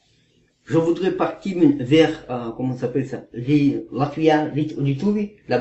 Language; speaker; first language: French; non-native, learner; Kazakh